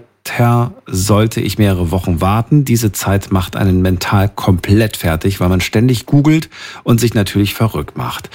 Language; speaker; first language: German; native; German